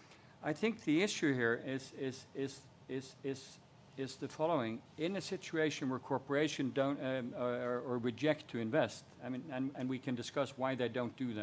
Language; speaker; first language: English; non-native, fluent; Norwegian